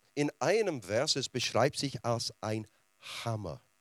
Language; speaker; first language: German; non-native, fluent; English